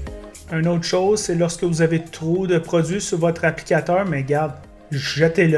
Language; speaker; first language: French; native; French